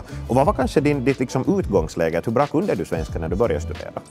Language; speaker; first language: Swedish; native; Swedish